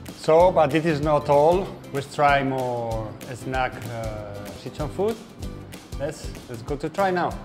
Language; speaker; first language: English; non-native, learner; Spanish